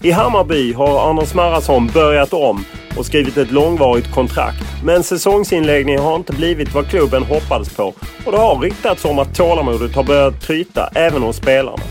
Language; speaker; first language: Swedish; native; Swedish